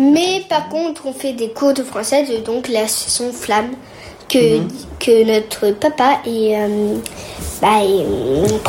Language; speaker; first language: French; early bilingual, heritage; French